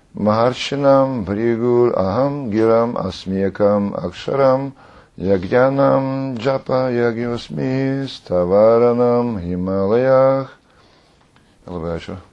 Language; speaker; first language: Lithuanian; non-native, fluent; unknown